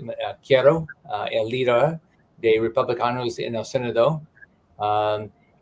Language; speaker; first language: Spanish; non-native, learner; English